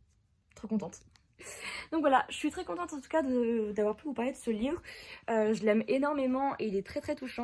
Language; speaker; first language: French; native; French